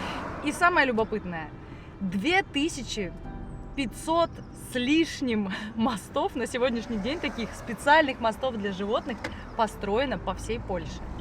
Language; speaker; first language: Russian; native; Russian